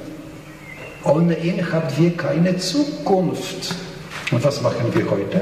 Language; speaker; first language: German; non-native, fluent; Polish